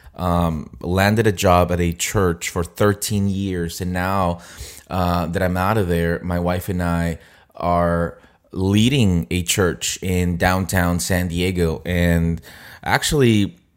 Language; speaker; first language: English; non-native, fluent; Spanish